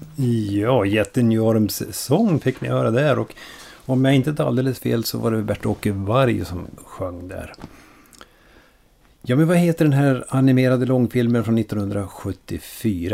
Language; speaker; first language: Swedish; native; Swedish